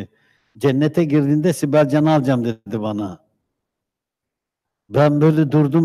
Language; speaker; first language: Turkish; native; Turkish